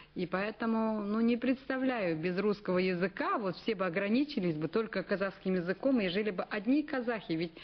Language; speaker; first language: Russian; non-native, local second language; Kazakh